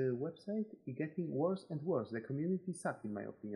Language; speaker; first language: English; non-native, fluent; Polish